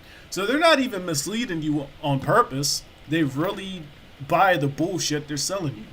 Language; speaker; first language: English; native; English